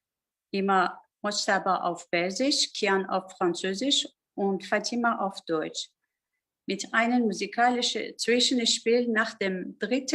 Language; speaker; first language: German; non-native, learner; Persian